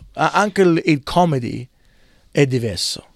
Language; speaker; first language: Italian; early bilingual, heritage; English